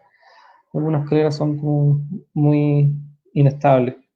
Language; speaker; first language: Spanish; native; Spanish